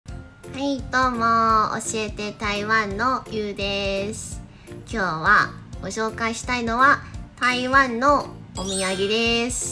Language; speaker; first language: Japanese; non-native, fluent; Chinese